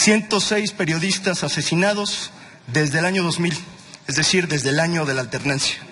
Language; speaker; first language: Spanish; native; Spanish